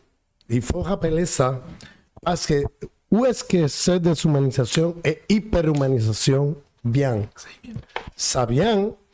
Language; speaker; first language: French; non-native, fluent; Spanish